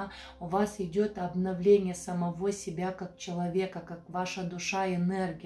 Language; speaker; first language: Russian; non-native, fluent; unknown